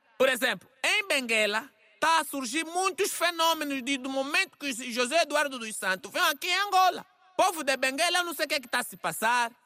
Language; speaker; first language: Portuguese; native; Portuguese